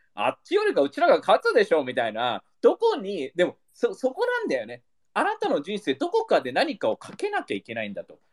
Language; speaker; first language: Japanese; early bilingual, heritage; English